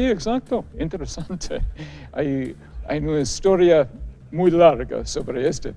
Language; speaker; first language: Spanish; non-native, fluent; English